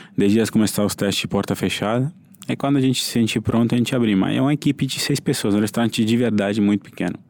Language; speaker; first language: Portuguese; non-native, fluent; Italian